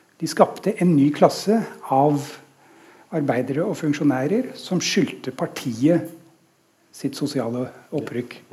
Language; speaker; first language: Norwegian; non-native, fluent; English